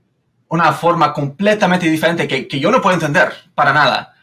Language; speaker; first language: Spanish; non-native, fluent; English